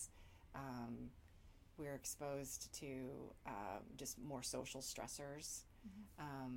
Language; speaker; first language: English; native; English